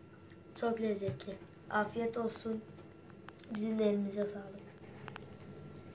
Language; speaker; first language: Turkish; non-native, learner; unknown